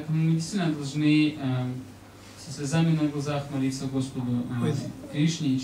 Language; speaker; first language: Russian; native; Russian